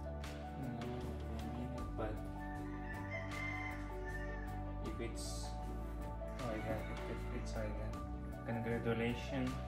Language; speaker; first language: English; non-native, learner; Russian